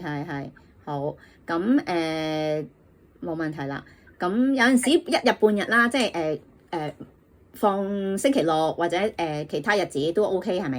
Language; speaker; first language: Cantonese; native; Cantonese